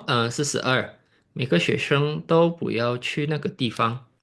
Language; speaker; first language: Chinese; non-native, fluent; Indonesian